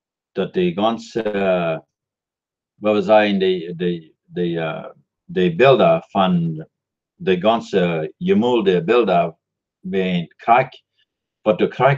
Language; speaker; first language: German; non-native, learner; Dutch